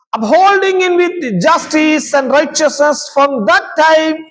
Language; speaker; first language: English; non-native, local second language; Telugu